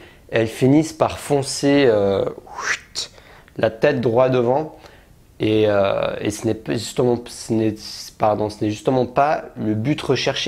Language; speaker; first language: French; native; French